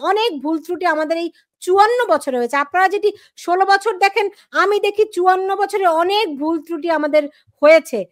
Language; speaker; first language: Bangla; native; Bangla